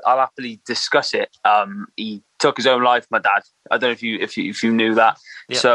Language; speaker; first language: English; native; English